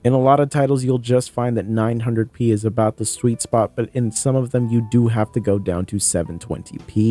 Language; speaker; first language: English; native; English